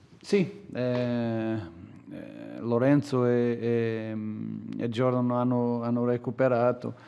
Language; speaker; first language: Italian; non-native, fluent; Portuguese